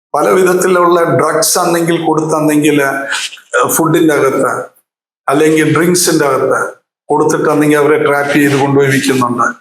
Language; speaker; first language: Malayalam; early bilingual, heritage; Malayalam